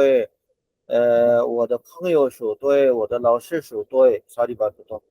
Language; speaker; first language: Chinese; non-native, fluent; Hindi